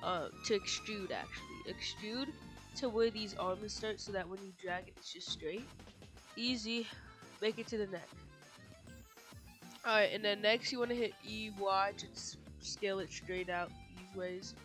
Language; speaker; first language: English; native; English